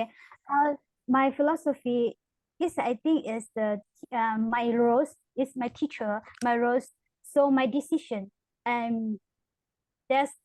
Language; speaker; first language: English; non-native, learner; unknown